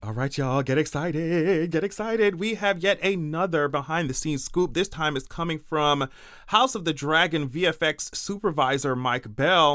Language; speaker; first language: English; native; English